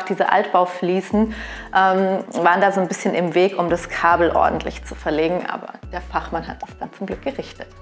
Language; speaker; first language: German; native; German